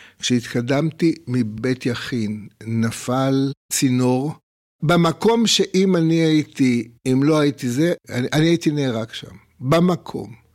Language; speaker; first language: Hebrew; native; Hebrew